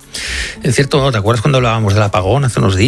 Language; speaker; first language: Spanish; native; Spanish